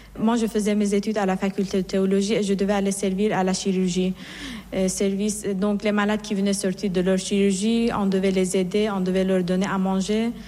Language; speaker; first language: French; non-native, fluent; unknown